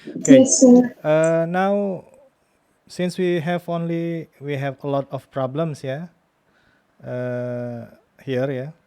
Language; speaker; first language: English; non-native, fluent; Indonesian